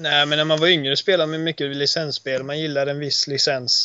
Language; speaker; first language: Swedish; native; Swedish